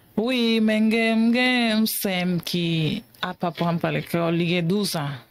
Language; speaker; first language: Haitian Creole; non-native, fluent; Spanish